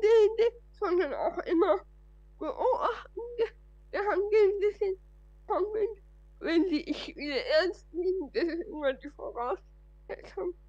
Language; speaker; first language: German; non-native, fluent; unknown